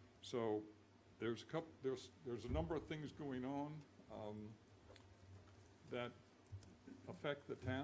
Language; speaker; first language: English; native; English